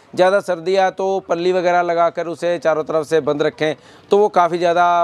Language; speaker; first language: Hindi; native; Hindi